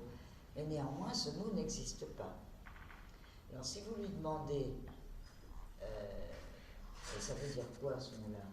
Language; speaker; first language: French; native; French